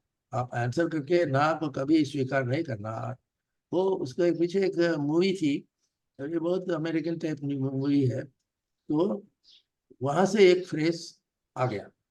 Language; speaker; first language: Hindi; non-native, local second language; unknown